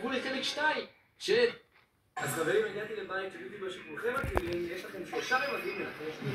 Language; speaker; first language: Hebrew; native; Hebrew